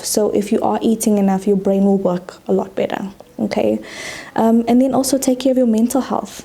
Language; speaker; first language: English; native; English